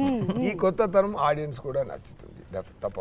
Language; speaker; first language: Telugu; non-native, learner; Tamil